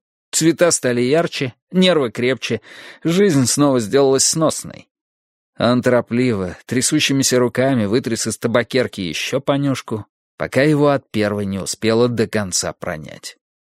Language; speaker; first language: Russian; native; Russian